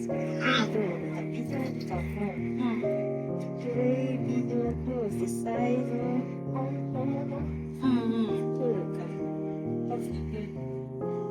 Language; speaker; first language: Japanese; non-native, learner; Vietnamese